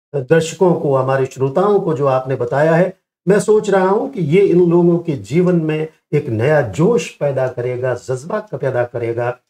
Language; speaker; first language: Hindi; native; Hindi